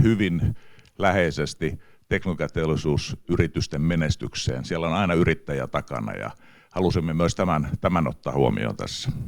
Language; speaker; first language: Finnish; native; Finnish